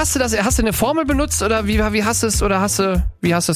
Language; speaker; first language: German; native; German